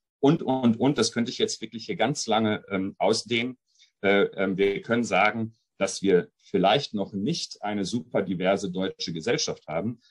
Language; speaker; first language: German; early bilingual, other home language; Arabic